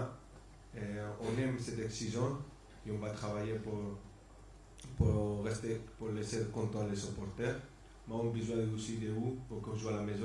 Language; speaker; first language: French; non-native, fluent; Spanish